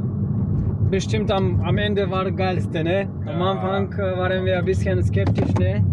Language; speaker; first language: German; non-native, learner; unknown